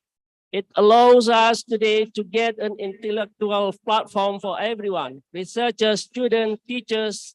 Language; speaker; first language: English; non-native, learner; Indonesian